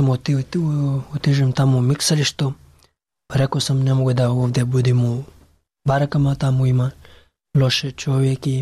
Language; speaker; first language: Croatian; non-native, learner; Pashto